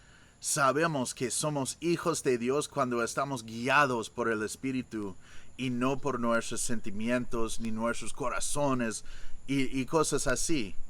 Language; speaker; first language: Spanish; non-native, fluent; English